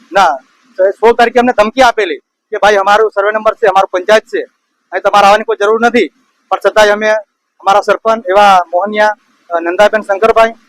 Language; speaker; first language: Gujarati; non-native, local second language; Bhili